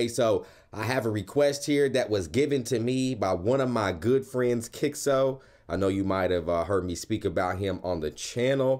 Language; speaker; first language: English; native; English